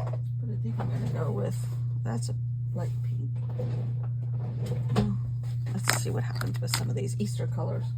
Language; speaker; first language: English; native; English